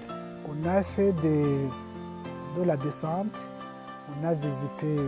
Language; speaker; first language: French; non-native, local second language; Kinyarwanda